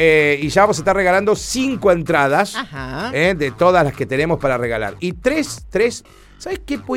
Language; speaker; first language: Spanish; native; Spanish